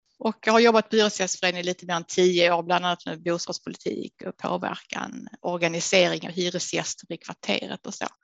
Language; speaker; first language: Swedish; native; Swedish